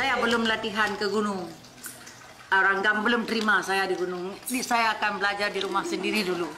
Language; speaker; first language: Indonesian; non-native, local second language; Achinese